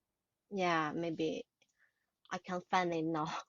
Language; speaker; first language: English; non-native, learner; Chinese